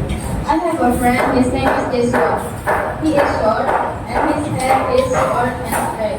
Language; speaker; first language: English; non-native, learner; Indonesian